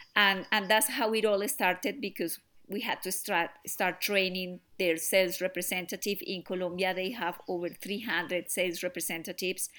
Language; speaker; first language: English; non-native, fluent; Spanish